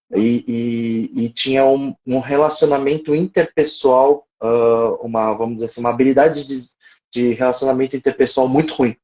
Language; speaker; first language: Portuguese; early bilingual, other home language; Japanese